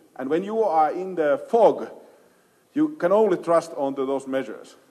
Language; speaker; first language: English; non-native, fluent; Finnish